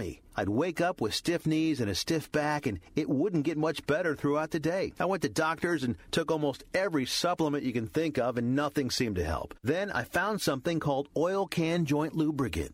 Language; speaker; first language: English; native; English